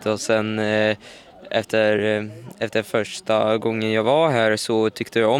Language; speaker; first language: Swedish; early bilingual, other home language; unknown